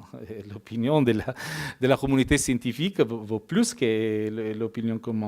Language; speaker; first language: French; non-native, fluent; Italian